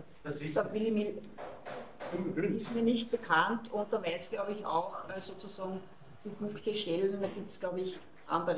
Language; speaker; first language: German; native; German